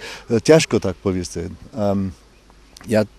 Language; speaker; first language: Ukrainian; non-native, fluent; English